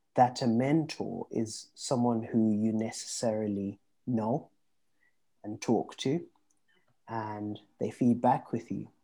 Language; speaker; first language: English; early bilingual, other home language; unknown